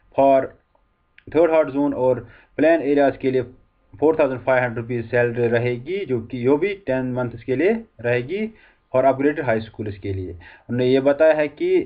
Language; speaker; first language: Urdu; non-native, local second language; Kashmiri